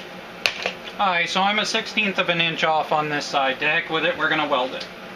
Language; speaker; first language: English; native; English